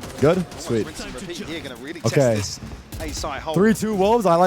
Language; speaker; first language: English; native; English